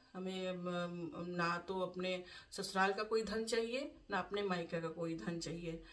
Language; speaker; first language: Hindi; native; Hindi